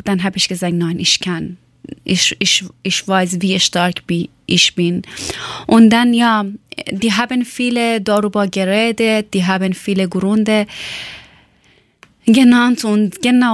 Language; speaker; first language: German; non-native, learner; Persian